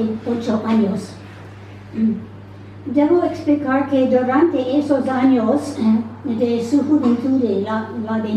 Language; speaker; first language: Spanish; non-native, fluent; English